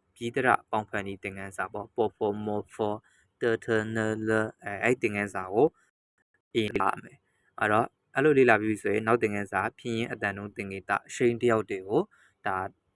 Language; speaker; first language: Burmese; native; Burmese